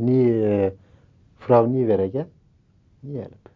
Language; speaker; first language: Dutch; non-native, learner; Turkish